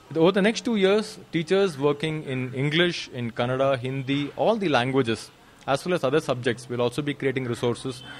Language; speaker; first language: English; non-native, local second language; Kannada